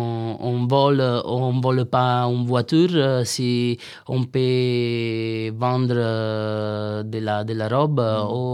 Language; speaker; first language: French; non-native, learner; Italian